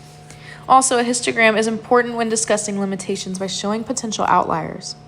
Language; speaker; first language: English; native; English